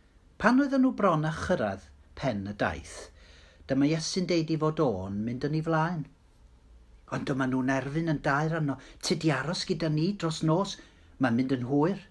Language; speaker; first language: Welsh; native; Welsh